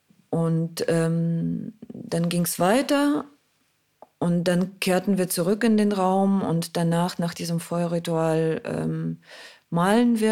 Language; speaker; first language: German; non-native, fluent; Russian